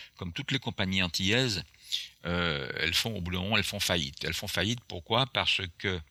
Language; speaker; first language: French; non-native, local second language; Guadeloupean Creole French